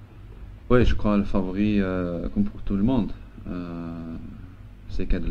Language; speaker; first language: French; non-native, local second language; Luxembourgish